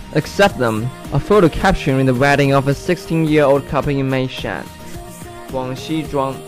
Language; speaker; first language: English; non-native, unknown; Chinese